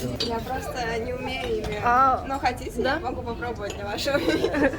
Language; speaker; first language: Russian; non-native, learner; Korean